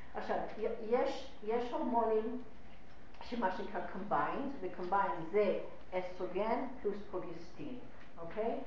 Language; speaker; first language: Hebrew; non-native, fluent; English